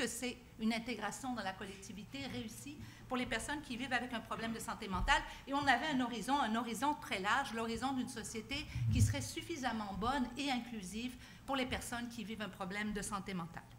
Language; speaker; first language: French; native; French